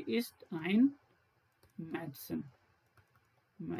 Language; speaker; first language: German; non-native, fluent; Hindi